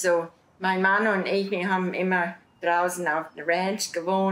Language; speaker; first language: German; early bilingual, heritage; German